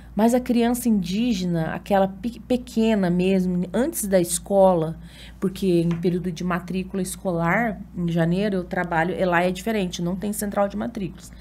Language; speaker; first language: Portuguese; native; Portuguese